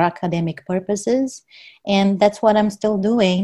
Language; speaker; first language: English; non-native, fluent; Portuguese